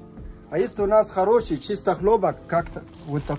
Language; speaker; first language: Russian; non-native, learner; Arabic